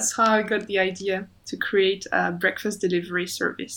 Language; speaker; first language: English; non-native, fluent; French